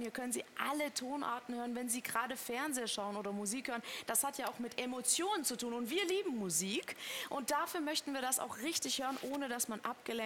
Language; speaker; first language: German; native; German